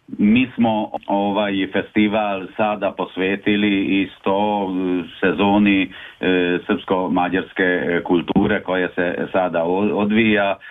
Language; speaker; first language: Serbian; early bilingual, heritage; Serbian